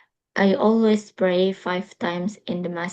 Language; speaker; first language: English; non-native, local second language; Indonesian